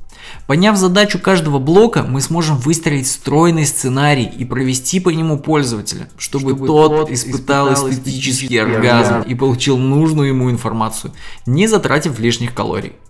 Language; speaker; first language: Russian; native; Russian